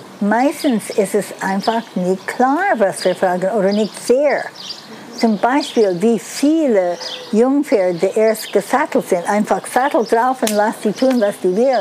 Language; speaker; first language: German; non-native, learner; English